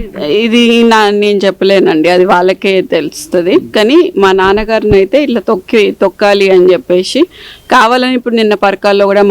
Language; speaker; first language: Telugu; native; Telugu